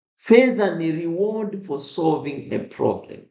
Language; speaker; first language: English; non-native, local second language; Swahili